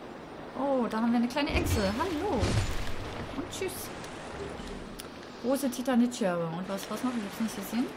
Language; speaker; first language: German; native; German